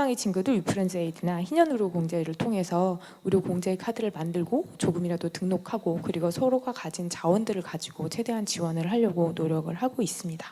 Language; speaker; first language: Korean; native; Korean